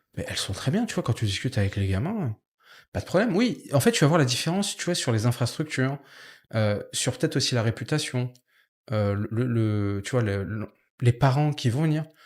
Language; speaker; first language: French; native; French